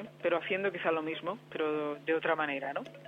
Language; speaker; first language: Spanish; native; Spanish